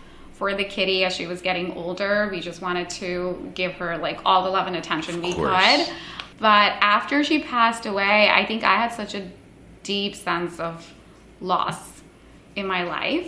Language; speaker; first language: English; non-native, local second language; Hindi